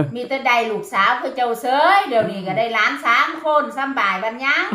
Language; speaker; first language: Thai; non-native, fluent; Vietnamese